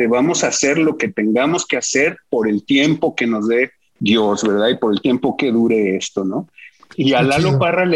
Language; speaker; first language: Spanish; native; Spanish